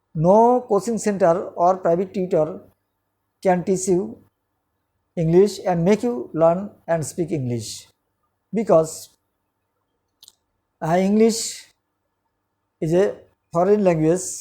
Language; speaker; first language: English; non-native, local second language; Bangla